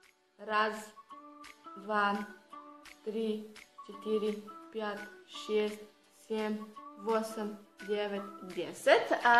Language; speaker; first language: Russian; non-native, learner; Serbian